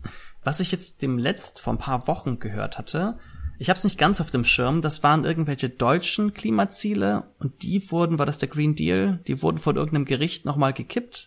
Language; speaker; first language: German; native; German